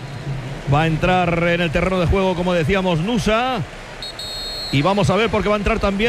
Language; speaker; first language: Spanish; native; Spanish